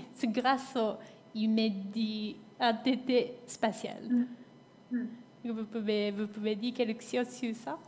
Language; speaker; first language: French; non-native, fluent; Japanese